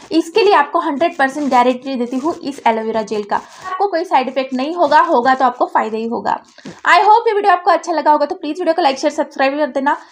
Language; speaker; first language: Hindi; native; Hindi